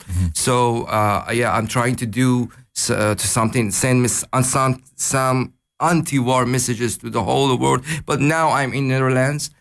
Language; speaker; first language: English; non-native, learner; Persian